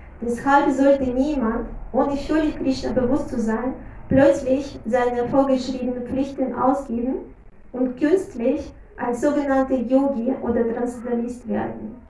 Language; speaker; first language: German; non-native, fluent; Russian